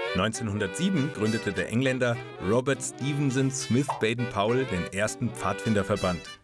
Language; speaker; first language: German; native; German